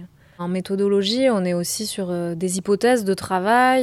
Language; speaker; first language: French; native; French